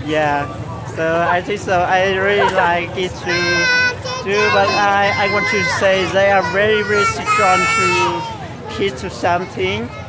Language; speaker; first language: English; non-native, learner; Hmong